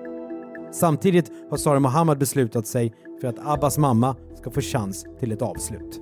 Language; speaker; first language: Swedish; native; Swedish